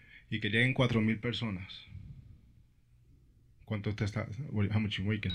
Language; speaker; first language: Spanish; early bilingual, heritage; Spanish